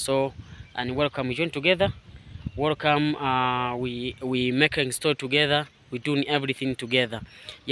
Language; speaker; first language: English; non-native, learner; Swahili